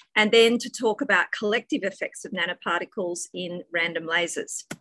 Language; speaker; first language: English; native; English